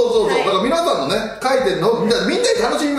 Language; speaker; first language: Japanese; native; Japanese